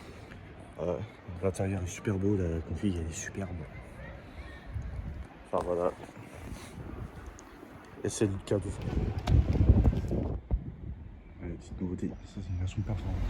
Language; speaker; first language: French; native; French